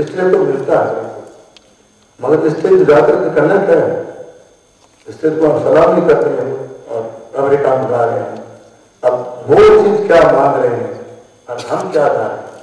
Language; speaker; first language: Hindi; native; Hindi